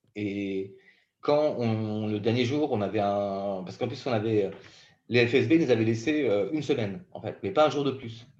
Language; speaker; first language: French; native; French